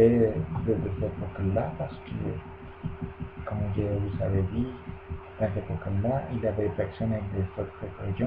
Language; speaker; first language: French; non-native, learner; Spanish